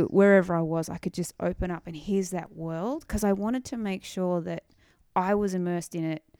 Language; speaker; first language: English; native; English